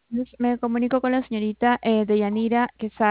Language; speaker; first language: Spanish; native; Spanish